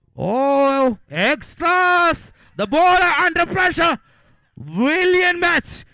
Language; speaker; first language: English; non-native, local second language; Malayalam